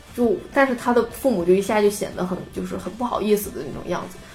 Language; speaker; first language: Chinese; native; Chinese